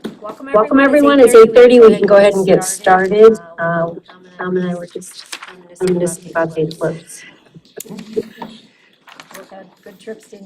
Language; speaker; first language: English; native; English